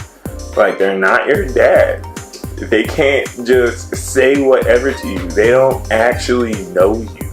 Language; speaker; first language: English; native; English